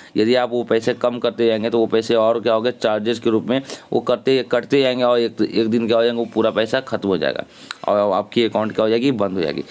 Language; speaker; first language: Hindi; native; Hindi